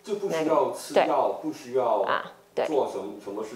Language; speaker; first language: Chinese; native; Chinese